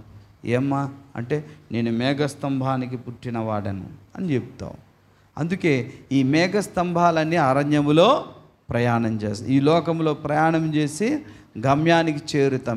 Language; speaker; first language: Telugu; native; Telugu